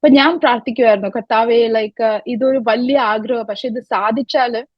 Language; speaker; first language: Malayalam; early bilingual, other home language; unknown